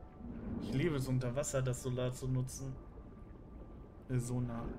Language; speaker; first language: German; native; German